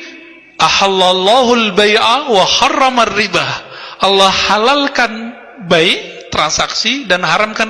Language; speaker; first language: Indonesian; native; Indonesian